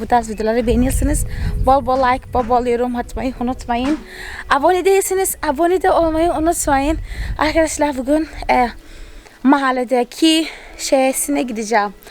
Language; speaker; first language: Turkish; non-native, fluent; Portuguese